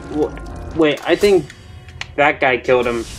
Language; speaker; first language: English; native; English